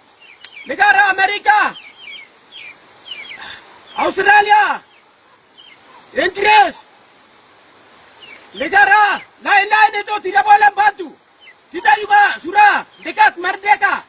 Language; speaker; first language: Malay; non-native, local second language; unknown